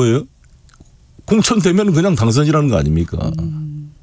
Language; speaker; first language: Korean; native; Korean